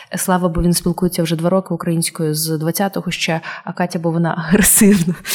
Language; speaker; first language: Ukrainian; non-native, local second language; Russian